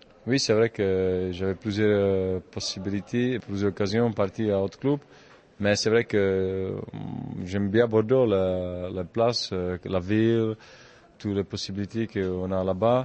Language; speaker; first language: French; non-native, fluent; Czech